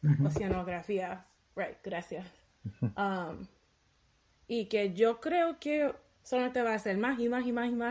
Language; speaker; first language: Spanish; early bilingual, heritage; Spanish